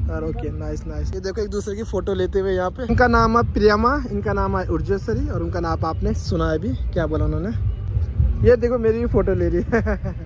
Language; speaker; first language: Hindi; native; Hindi